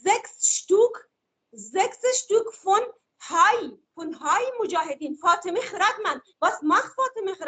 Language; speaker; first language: German; non-native, learner; Persian